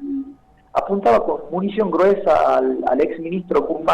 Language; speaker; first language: Spanish; native; Spanish